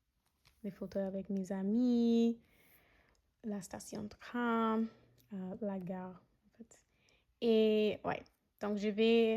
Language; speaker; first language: French; non-native, fluent; English